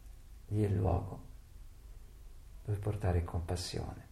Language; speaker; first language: Italian; native; Italian